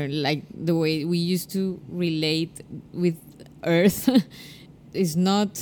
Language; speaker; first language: English; non-native, fluent; Spanish